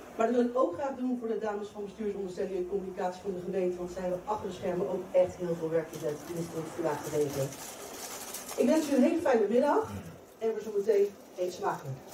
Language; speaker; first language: Dutch; native; Dutch